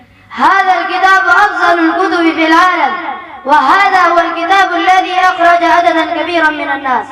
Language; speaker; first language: Arabic; non-native, learner; Urdu